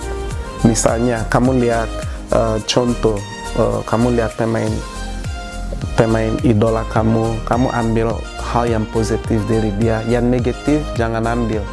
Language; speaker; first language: Indonesian; non-native, fluent; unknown